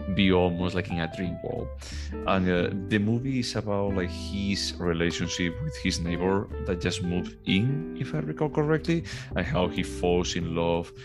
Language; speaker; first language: English; non-native, fluent; Galician